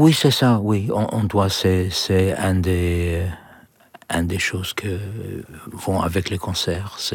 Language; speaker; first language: French; non-native, learner; English